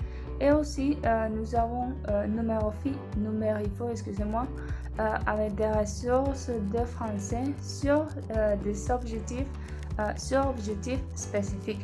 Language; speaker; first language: French; non-native, learner; Spanish